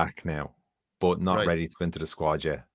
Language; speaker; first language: English; native; English